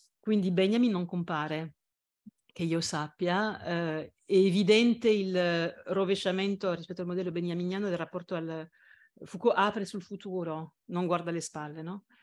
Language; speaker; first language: Italian; non-native, fluent; French